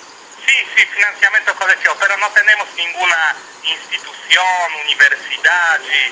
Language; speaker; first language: Portuguese; non-native, learner; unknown